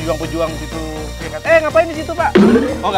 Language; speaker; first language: Indonesian; native; Indonesian